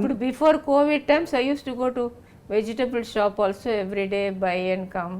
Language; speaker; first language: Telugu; non-native, local second language; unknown